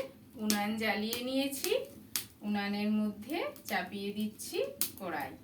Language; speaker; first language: Bangla; native; Bangla